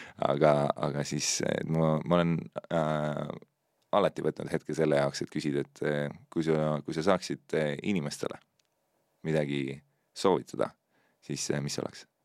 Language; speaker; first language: Estonian; native; Estonian